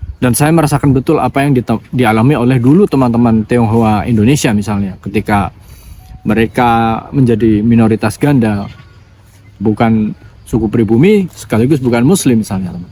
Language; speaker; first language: Indonesian; non-native, local second language; Javanese